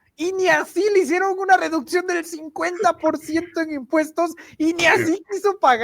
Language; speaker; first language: Spanish; native; Spanish